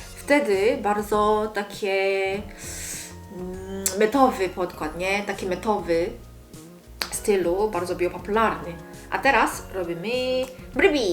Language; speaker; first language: Polish; non-native, learner; Korean